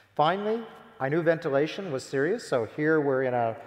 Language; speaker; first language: English; native; English